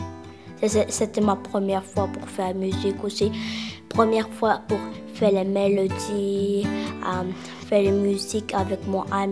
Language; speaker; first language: French; early bilingual, other home language; Haitian Creole